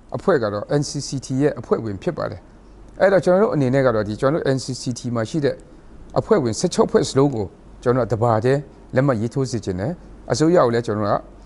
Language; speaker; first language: Burmese; non-native, local second language; Kachin